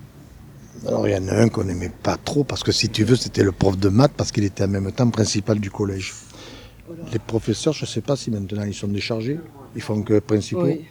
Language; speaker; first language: French; native; French